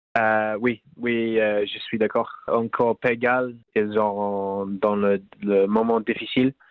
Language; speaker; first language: French; non-native, learner; English